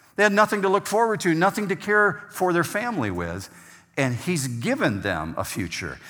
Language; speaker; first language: English; native; English